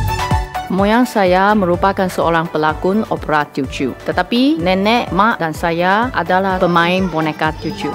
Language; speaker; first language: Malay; non-native, local second language; Chinese